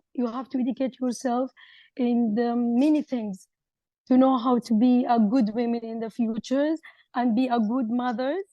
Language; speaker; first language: English; non-native, learner; Arabic